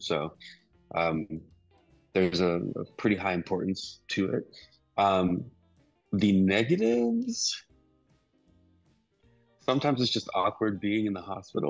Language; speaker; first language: English; early bilingual, other home language; Spanish